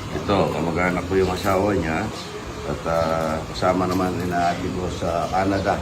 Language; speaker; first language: Filipino; non-native, local second language; Pampanga